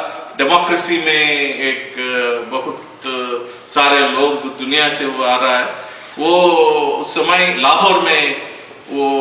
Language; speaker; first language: Hindi; non-native, local second language; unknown